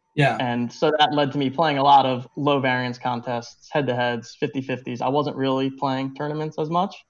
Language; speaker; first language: English; native; English